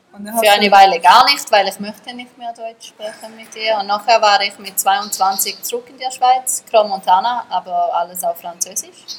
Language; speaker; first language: German; early bilingual, heritage; German